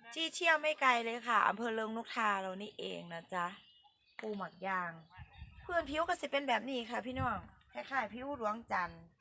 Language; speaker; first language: Thai; non-native, local second language; Northeastern Thai